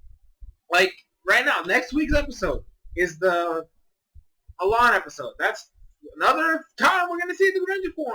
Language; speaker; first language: English; native; English